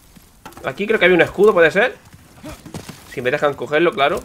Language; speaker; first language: Spanish; native; Spanish